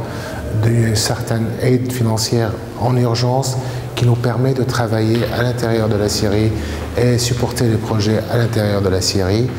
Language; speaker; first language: French; non-native, fluent; Arabic